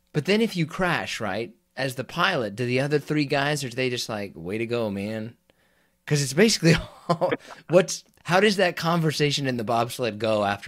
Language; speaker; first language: English; native; English